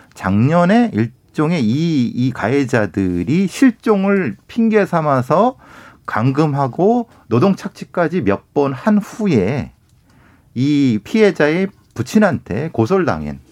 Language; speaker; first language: Korean; native; Korean